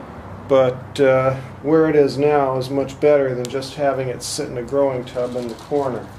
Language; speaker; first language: English; native; English